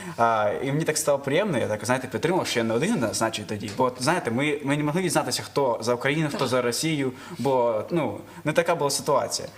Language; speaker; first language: Ukrainian; non-native, local second language; Russian